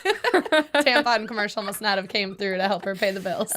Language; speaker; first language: English; native; English